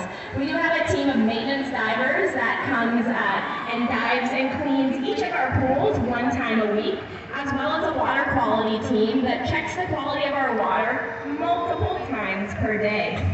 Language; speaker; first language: English; native; English